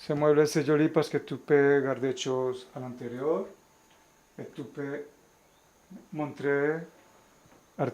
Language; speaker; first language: French; non-native, learner; Spanish